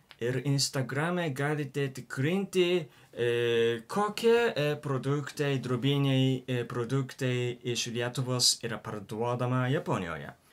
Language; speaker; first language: Lithuanian; non-native, learner; Japanese